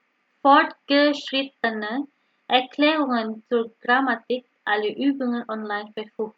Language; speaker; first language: German; non-native, learner; Indonesian